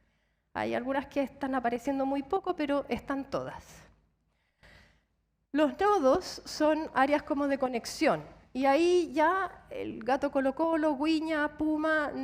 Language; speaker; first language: Spanish; native; Spanish